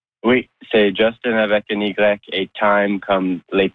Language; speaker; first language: French; non-native, local second language; English